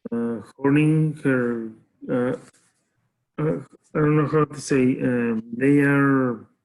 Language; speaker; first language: English; non-native, learner; Spanish